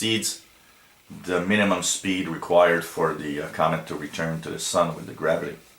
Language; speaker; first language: English; non-native, local second language; French